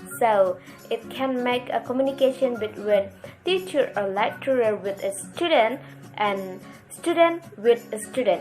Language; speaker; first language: English; non-native, learner; Indonesian